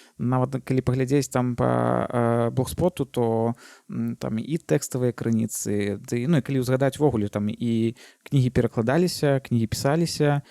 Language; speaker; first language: Belarusian; non-native, local second language; Russian